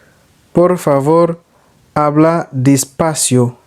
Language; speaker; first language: Spanish; non-native, learner; Haitian Creole